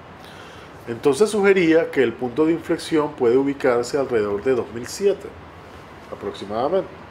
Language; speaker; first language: Spanish; native; Spanish